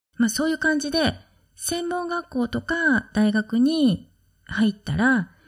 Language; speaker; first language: Japanese; native; Japanese